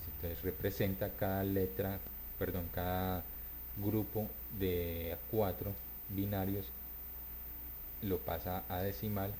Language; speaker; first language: Spanish; native; Spanish